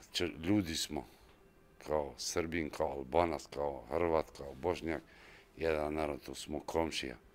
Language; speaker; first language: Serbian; non-native, local second language; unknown